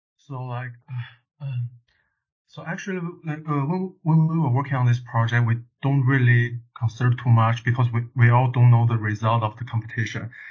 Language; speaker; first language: English; non-native, learner; Chinese